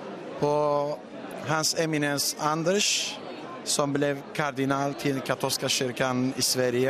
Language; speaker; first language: Swedish; non-native, fluent; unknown